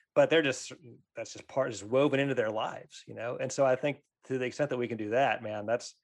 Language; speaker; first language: English; native; English